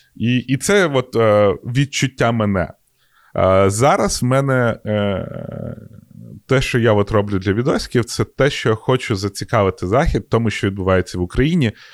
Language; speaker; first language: Ukrainian; non-native, local second language; Russian